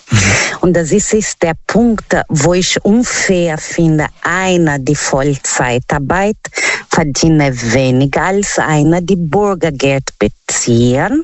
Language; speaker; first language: German; non-native, learner; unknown